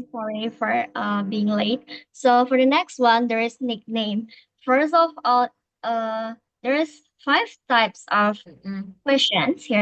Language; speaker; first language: English; non-native, learner; Indonesian